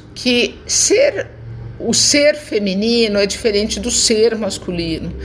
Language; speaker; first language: Portuguese; native; Portuguese